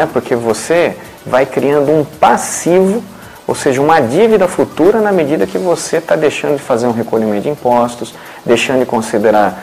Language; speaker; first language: Portuguese; native; Portuguese